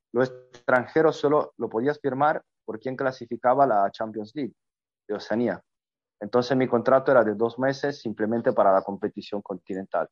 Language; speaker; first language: Spanish; non-native, fluent; Italian